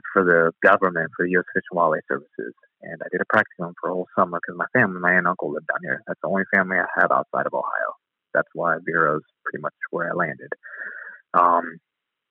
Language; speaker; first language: English; native; English